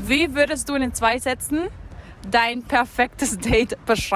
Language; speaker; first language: German; non-native, fluent; Spanish